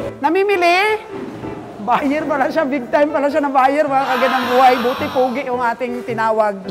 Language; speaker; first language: Filipino; non-native, local second language; Cebuano